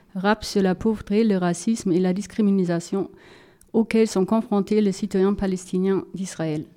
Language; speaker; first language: French; non-native, fluent; German